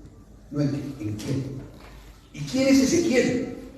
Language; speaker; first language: Spanish; native; Spanish